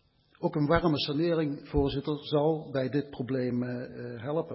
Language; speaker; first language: Dutch; native; Dutch